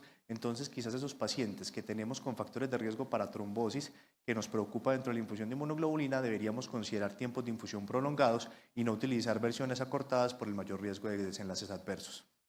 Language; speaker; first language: Spanish; native; Spanish